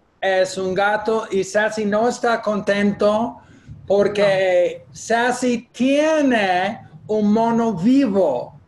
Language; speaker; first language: Spanish; non-native, fluent; English